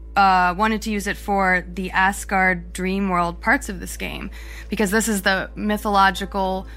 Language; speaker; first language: English; native; English